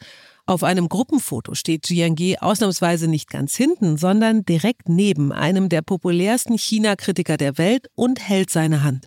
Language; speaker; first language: German; native; German